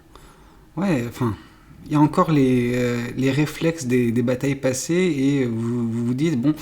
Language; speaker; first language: French; native; French